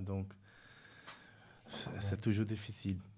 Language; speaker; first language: French; non-native, fluent; Portuguese